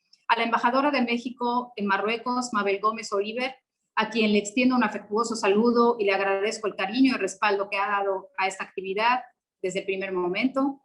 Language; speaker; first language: Spanish; non-native, fluent; Arabic